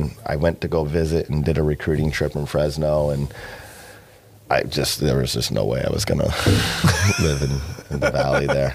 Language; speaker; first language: English; native; English